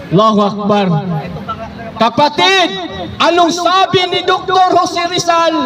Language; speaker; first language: Filipino; non-native, local second language; Cebuano